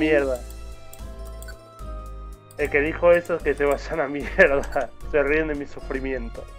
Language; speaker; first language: Spanish; native; Spanish